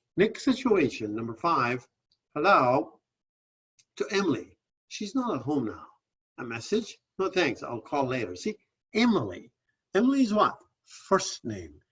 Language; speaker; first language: English; non-native, fluent; Persian